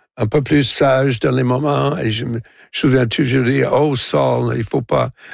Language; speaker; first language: French; non-native, local second language; English